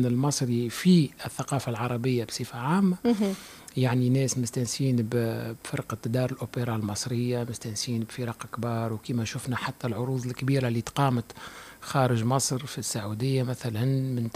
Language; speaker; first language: Arabic; native; Arabic